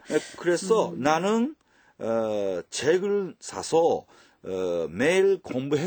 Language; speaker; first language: Korean; non-native, fluent; Japanese